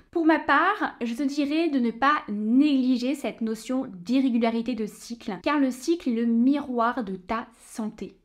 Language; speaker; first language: French; native; French